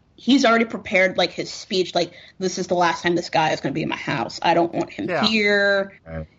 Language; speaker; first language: English; native; English